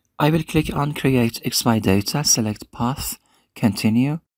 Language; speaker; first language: English; non-native, fluent; Persian